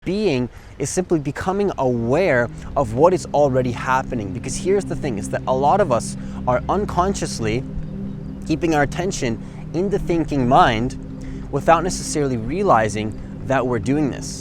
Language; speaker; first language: English; native; English